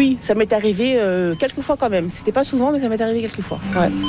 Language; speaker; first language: French; native; French